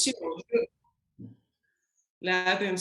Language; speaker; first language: French; non-native, learner; Spanish